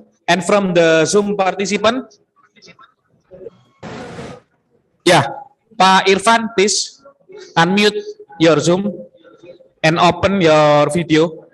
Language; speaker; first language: English; non-native, learner; Indonesian